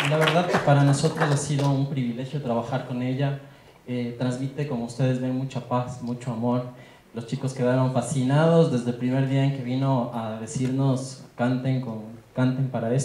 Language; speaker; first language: Spanish; native; Spanish